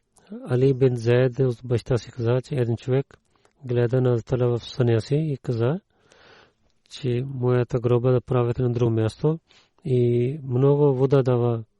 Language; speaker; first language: Bulgarian; non-native, learner; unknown